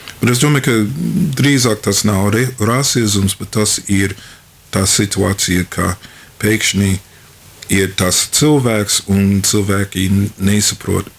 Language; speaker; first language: Latvian; non-native, fluent; English